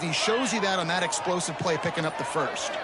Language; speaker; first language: English; native; English